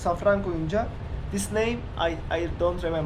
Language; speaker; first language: English; non-native, learner; Turkish